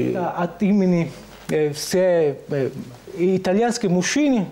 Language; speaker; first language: Russian; non-native, fluent; Italian